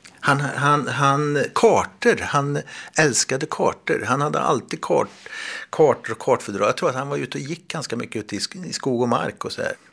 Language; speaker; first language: Swedish; native; Swedish